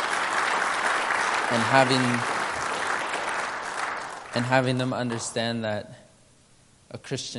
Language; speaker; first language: English; early bilingual, other home language; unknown